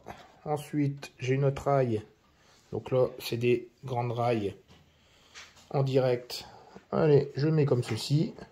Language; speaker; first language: French; native; French